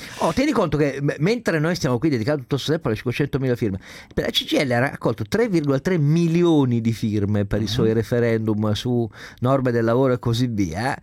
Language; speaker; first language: Italian; native; Italian